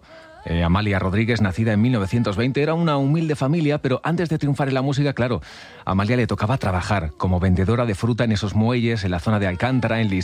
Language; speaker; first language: Spanish; native; Spanish